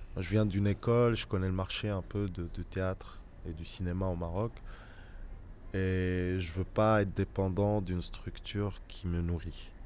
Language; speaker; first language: French; non-native, local second language; Arabic